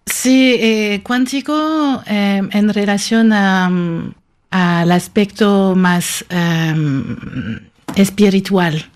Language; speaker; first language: Spanish; non-native, fluent; French